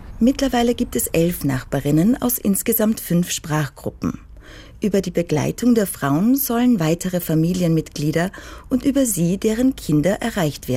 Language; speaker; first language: German; native; German